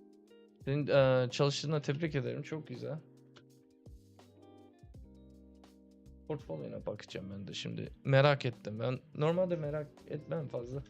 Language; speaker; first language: Turkish; early bilingual, heritage; Turkish